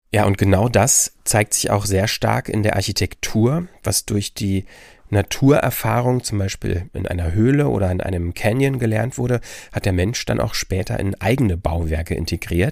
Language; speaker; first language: German; native; German